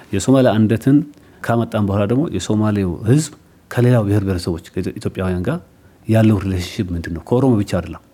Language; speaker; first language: Amharic; non-native, local second language; Somali